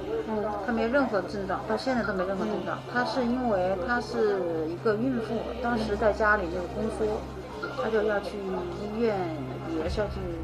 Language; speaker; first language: Chinese; native; Chinese